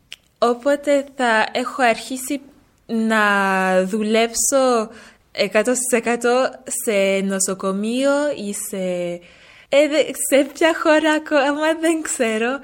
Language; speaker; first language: Greek; early bilingual, heritage; French